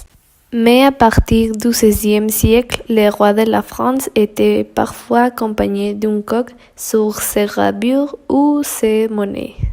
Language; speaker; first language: French; non-native, learner; Spanish